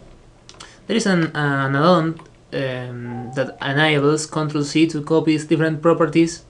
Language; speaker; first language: English; non-native, fluent; Spanish